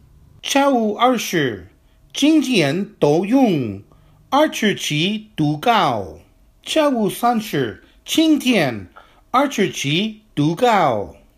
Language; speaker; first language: Chinese; non-native, learner; English